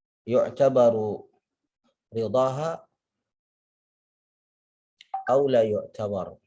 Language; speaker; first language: Arabic; non-native, fluent; Indonesian